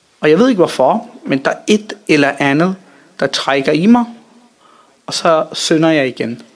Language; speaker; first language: Danish; early bilingual, other home language; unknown